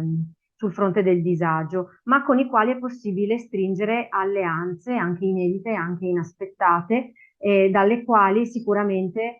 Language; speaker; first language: Italian; native; Italian